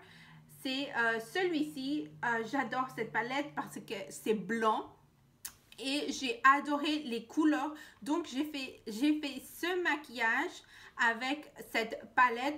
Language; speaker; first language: French; non-native, fluent; Spanish